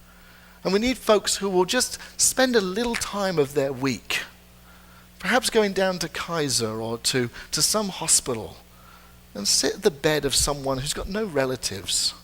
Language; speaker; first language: English; native; English